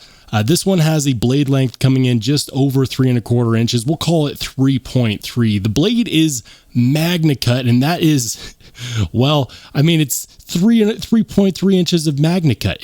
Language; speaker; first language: English; native; English